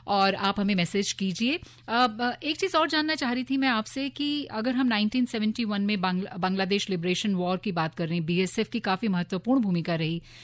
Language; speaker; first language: Hindi; native; Hindi